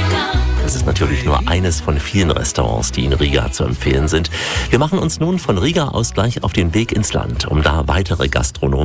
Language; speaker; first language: German; native; German